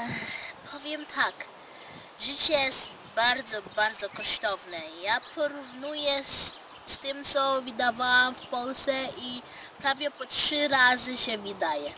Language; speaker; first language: Polish; non-native, fluent; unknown